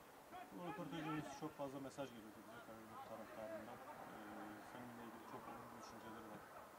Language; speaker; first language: Turkish; native; Turkish